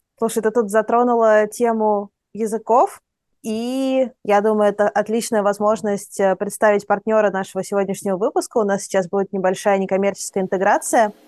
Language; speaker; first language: Russian; native; Russian